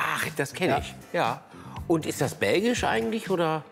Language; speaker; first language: German; native; German